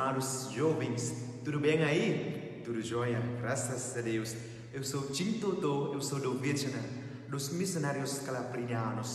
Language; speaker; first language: Portuguese; non-native, fluent; Vietnamese